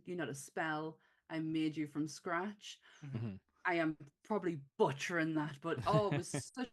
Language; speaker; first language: English; native; English